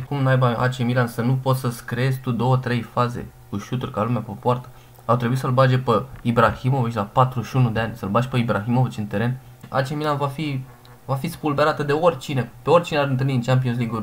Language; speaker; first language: Romanian; native; Romanian